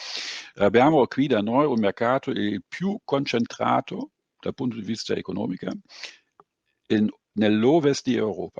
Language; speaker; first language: Italian; non-native, fluent; German